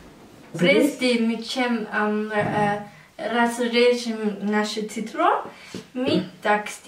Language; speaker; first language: Russian; early bilingual, heritage; German